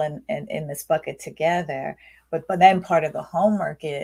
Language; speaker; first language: English; native; English